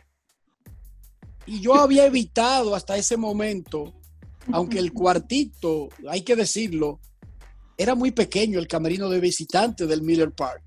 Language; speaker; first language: Spanish; native; Spanish